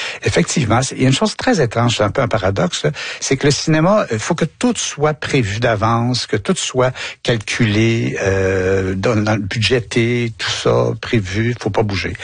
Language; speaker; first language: French; native; French